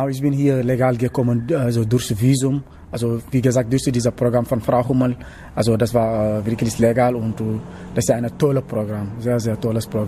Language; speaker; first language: German; non-native, learner; Wolof